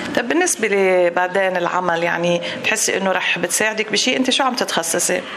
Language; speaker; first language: Arabic; native; Arabic